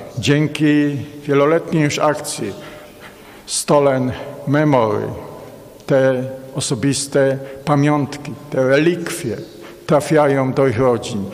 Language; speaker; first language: Polish; native; Polish